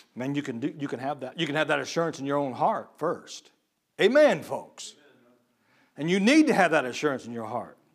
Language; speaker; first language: English; native; English